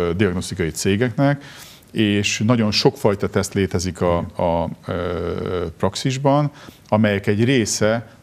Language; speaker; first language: Hungarian; native; Hungarian